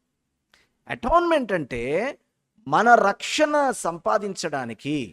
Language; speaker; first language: Telugu; native; Telugu